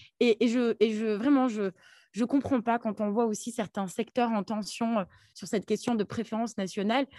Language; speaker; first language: French; early bilingual, other home language; Arabic